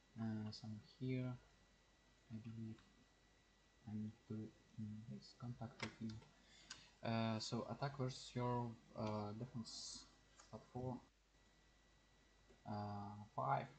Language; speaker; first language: English; non-native, learner; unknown